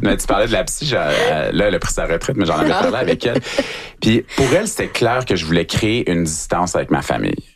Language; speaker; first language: French; native; French